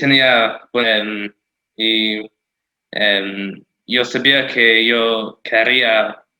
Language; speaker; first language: Spanish; non-native, fluent; English